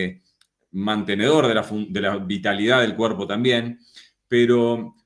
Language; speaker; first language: Spanish; native; Spanish